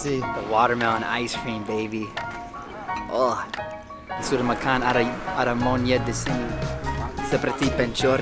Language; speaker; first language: Indonesian; non-native, learner; English